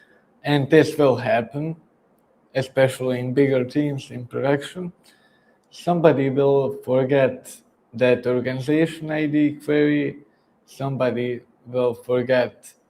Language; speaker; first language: English; non-native, fluent; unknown